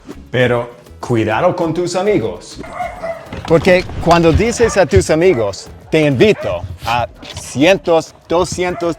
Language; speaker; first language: Spanish; non-native, fluent; English